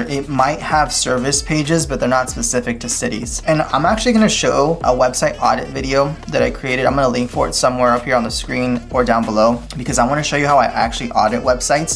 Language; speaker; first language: English; native; English